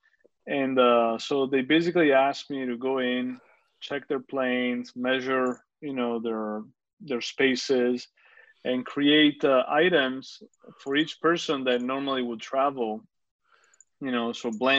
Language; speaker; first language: English; non-native, fluent; Italian